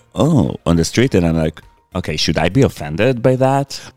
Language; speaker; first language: English; non-native, fluent; Hebrew